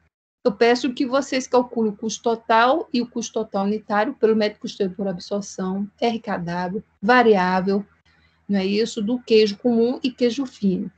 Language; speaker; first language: Portuguese; native; Portuguese